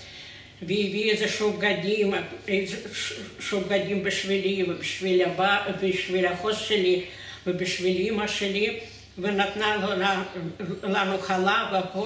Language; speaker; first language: Hebrew; non-native, fluent; Russian